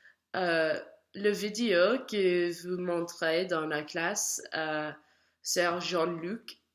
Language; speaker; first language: French; non-native, learner; English